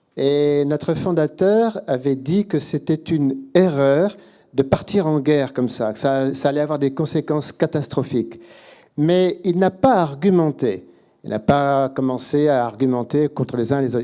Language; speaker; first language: French; native; French